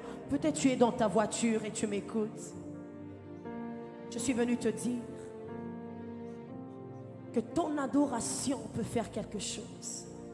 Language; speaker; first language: French; non-native, local second language; Lingala